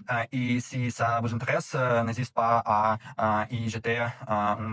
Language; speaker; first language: French; non-native, fluent; Russian